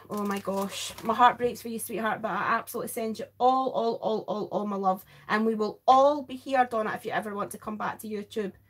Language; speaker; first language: English; native; English